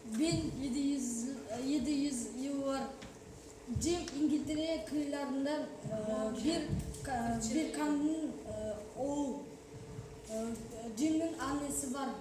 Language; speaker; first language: Turkish; non-native, learner; Kazakh